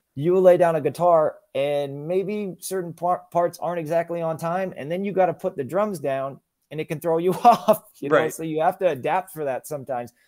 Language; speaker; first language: English; native; English